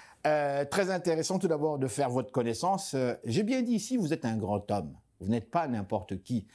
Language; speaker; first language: French; non-native, local second language; Lingala